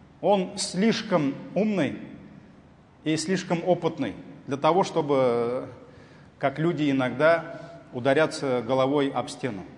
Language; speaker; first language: Russian; non-native, local second language; Tatar